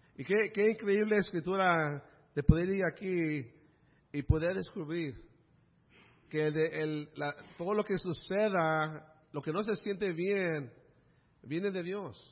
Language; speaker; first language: Spanish; early bilingual, heritage; Spanish